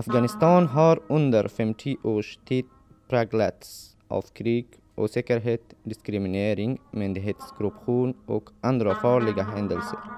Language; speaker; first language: Swedish; non-native, learner; Persian